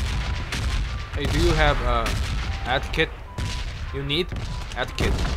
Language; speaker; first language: English; non-native, learner; Korean